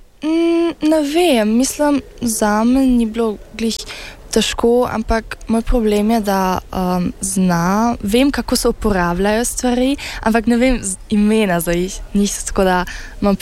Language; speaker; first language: Slovenian; early bilingual, heritage; Slovenian